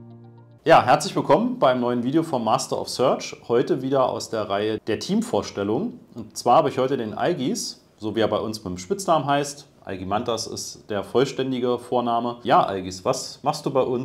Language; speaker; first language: German; native; German